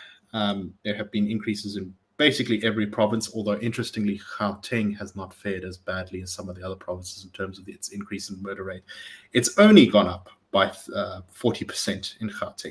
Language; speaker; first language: English; native; English